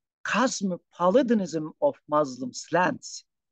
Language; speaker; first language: English; non-native, fluent; Turkish